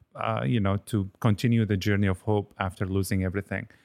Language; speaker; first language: English; non-native, fluent; Arabic